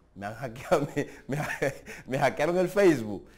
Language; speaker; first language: Spanish; native; Spanish